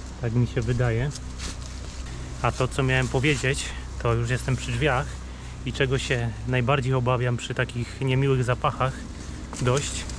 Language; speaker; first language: Polish; native; Polish